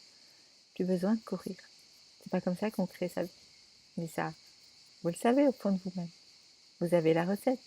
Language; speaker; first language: French; native; French